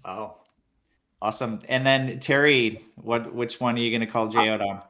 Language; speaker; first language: English; native; English